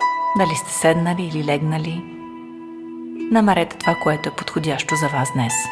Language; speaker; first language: Bulgarian; native; Bulgarian